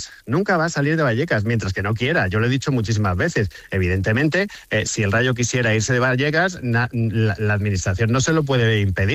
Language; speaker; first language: Spanish; native; Spanish